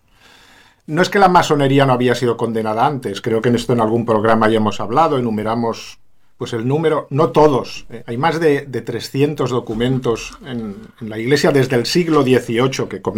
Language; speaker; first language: Spanish; native; Spanish